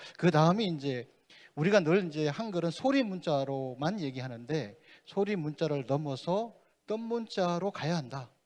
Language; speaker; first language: Korean; native; Korean